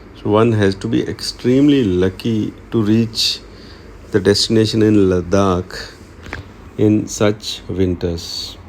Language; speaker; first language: English; non-native, local second language; Hindi